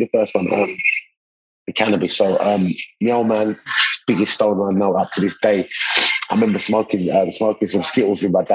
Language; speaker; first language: English; native; English